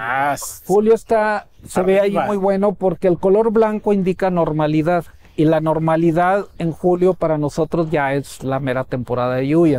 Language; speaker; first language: Spanish; native; Spanish